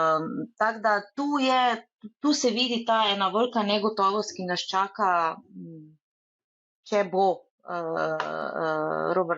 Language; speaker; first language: Slovenian; native; Slovenian